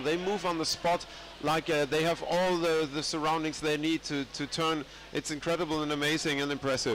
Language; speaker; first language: English; non-native, fluent; German